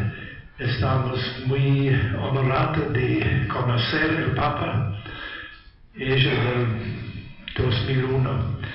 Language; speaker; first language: Spanish; non-native, learner; Italian